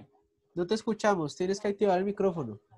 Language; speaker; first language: Spanish; native; Spanish